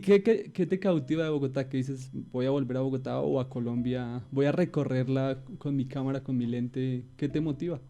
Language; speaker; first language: Spanish; native; Spanish